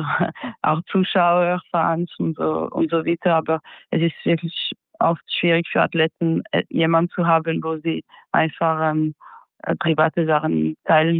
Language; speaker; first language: German; non-native, fluent; French